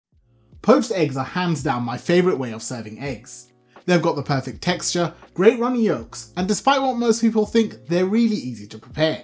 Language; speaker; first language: English; native; English